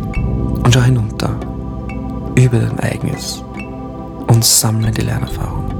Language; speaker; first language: German; native; German